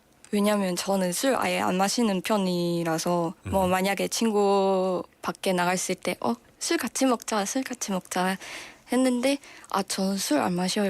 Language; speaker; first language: Korean; non-native, fluent; Indonesian